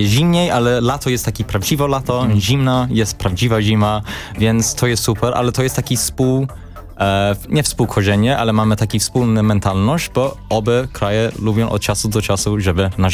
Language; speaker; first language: Polish; non-native, learner; English